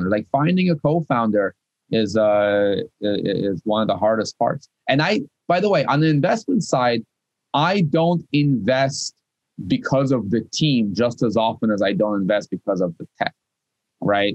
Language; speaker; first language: English; non-native, fluent; Russian